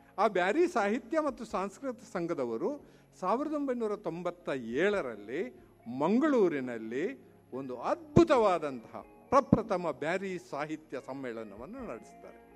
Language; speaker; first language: Kannada; non-native, local second language; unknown